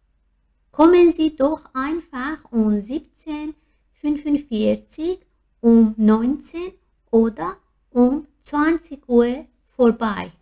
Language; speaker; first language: German; non-native, fluent; Persian